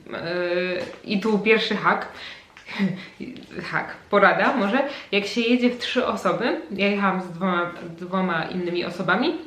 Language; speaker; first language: Polish; native; Polish